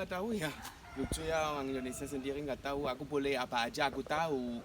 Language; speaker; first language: Indonesian; non-native, fluent; German